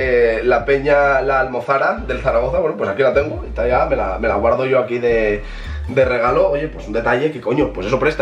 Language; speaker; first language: Spanish; native; Spanish